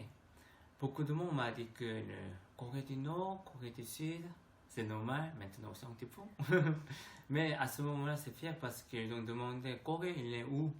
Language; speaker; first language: French; non-native, learner; Korean